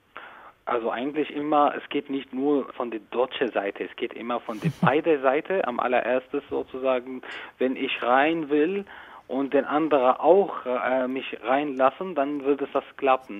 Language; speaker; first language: German; non-native, learner; Arabic